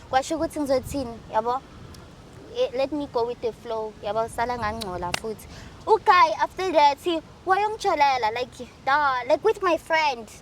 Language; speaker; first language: Zulu; native; Zulu